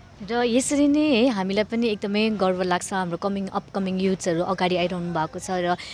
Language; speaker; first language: Nepali; native; Nepali